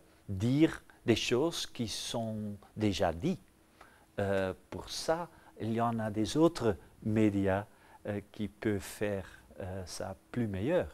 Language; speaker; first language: French; non-native, local second language; Dutch